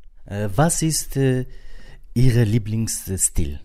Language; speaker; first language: German; non-native, learner; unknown